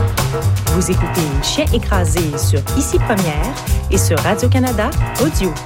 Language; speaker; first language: French; native; French